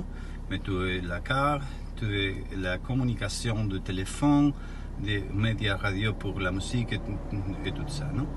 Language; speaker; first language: French; non-native, learner; Spanish